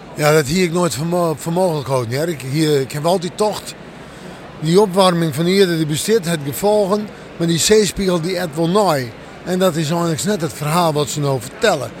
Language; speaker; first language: Dutch; non-native, local second language; Western Frisian